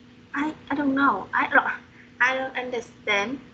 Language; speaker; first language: English; non-native, learner; Vietnamese